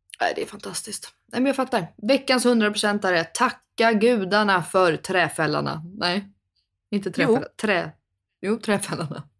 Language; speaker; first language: Swedish; native; Swedish